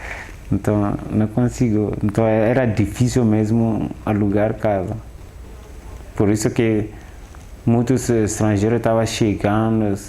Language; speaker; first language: Portuguese; non-native, learner; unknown